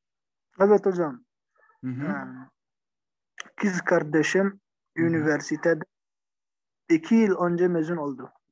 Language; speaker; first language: Turkish; non-native, learner; Somali